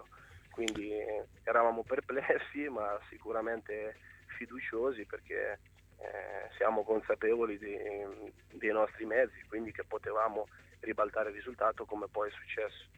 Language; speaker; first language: Italian; native; Italian